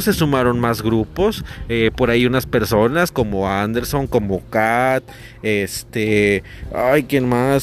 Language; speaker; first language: Spanish; native; Spanish